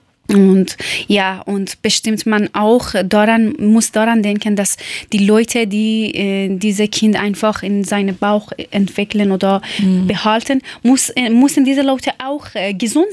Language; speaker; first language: German; non-native, learner; Persian